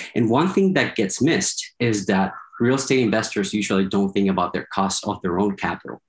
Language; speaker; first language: English; non-native, fluent; Spanish